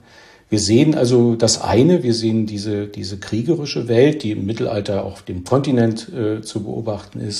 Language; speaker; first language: German; native; German